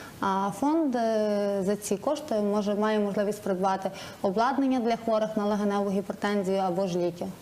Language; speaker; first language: Ukrainian; native; Ukrainian